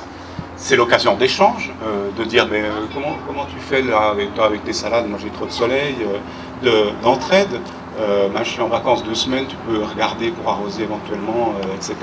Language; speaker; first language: French; native; French